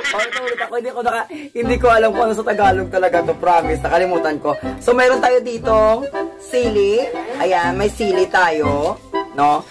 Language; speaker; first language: Filipino; non-native, local second language; Hiligaynon